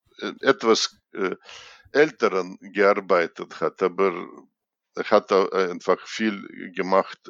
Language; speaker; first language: German; non-native, fluent; Russian